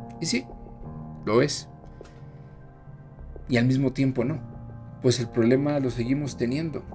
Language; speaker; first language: Spanish; native; Spanish